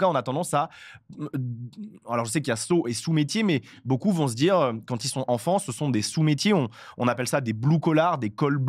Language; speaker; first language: French; native; French